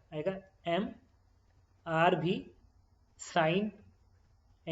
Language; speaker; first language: Hindi; native; Hindi